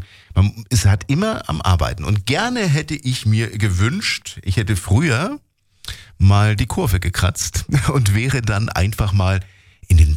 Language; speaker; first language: German; native; German